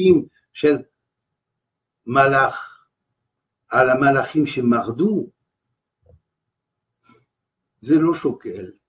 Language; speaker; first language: Hebrew; non-native, fluent; French